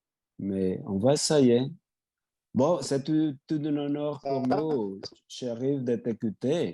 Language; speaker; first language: French; non-native, fluent; Spanish